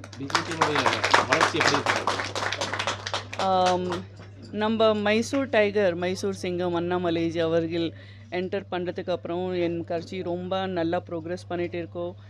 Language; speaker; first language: Tamil; non-native, fluent; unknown